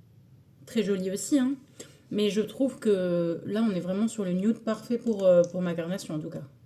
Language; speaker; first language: French; native; French